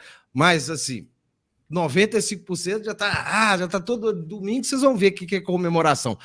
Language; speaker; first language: Portuguese; native; Portuguese